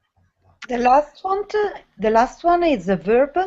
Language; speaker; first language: English; non-native, learner; Italian